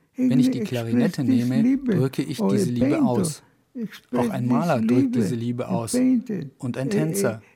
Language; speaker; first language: German; non-native, fluent; Spanish